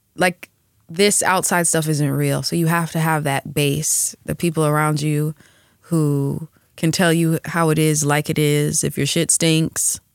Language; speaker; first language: English; native; English